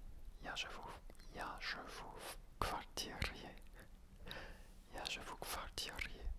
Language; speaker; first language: Russian; non-native, learner; French